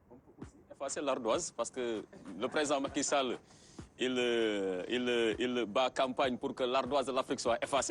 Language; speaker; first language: French; non-native, local second language; Wolof